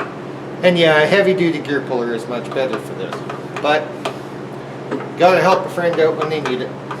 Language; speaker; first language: English; native; English